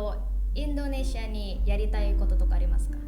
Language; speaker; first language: Japanese; non-native, learner; Indonesian